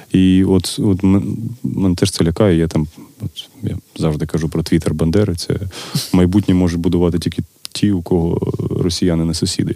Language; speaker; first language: Ukrainian; non-native, local second language; Russian